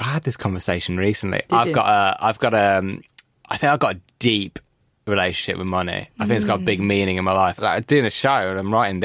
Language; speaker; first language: English; native; English